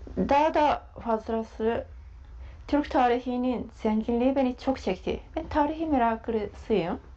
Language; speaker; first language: Turkish; non-native, fluent; Japanese